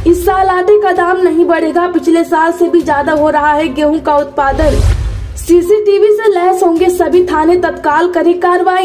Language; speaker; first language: Hindi; native; Hindi